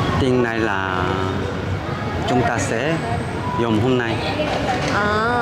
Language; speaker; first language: Vietnamese; non-native, learner; Korean